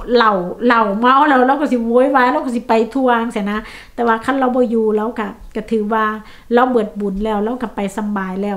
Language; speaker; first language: Thai; non-native, local second language; Lao